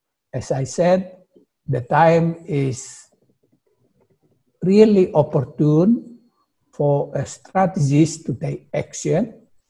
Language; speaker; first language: English; non-native, fluent; Indonesian